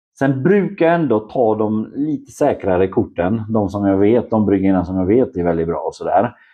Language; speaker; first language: Swedish; non-native, fluent; Polish